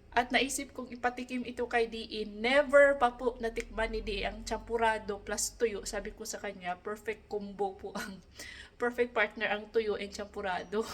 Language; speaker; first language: Filipino; non-native, local second language; Cebuano